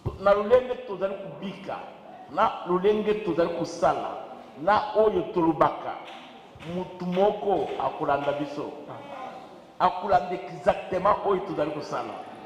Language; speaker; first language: Lingala; native; Lingala